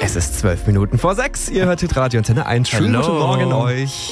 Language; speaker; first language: German; native; German